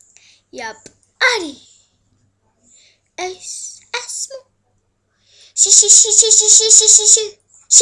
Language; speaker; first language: Latvian; early bilingual, heritage; Latvian